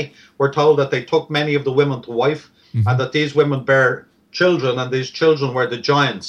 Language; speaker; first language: English; native; English